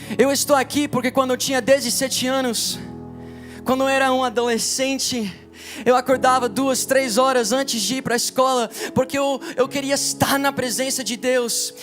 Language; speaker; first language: Portuguese; non-native, fluent; English